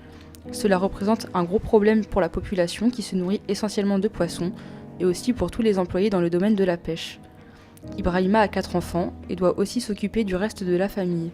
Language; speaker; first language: French; native; French